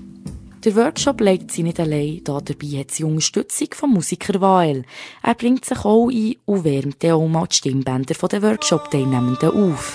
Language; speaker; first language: German; native; German